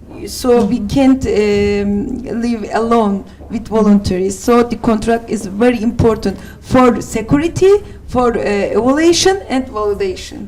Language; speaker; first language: English; non-native, learner; Turkish